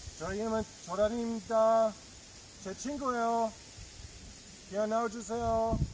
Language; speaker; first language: Korean; early bilingual, heritage; Korean